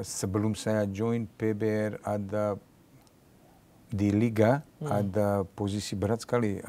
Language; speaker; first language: Indonesian; non-native, fluent; Serbian